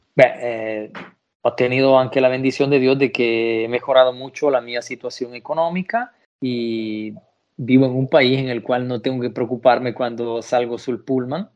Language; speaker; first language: Spanish; native; Spanish